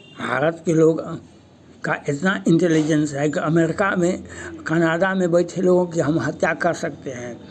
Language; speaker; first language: Hindi; native; Hindi